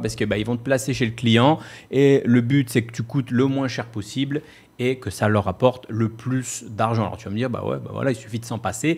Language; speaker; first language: French; native; French